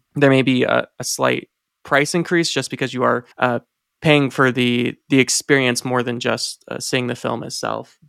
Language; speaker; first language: English; native; English